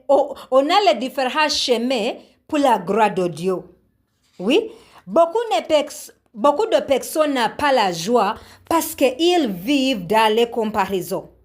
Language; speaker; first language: French; non-native, learner; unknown